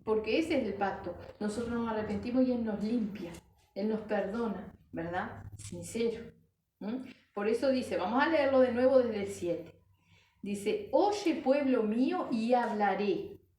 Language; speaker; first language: Spanish; native; Spanish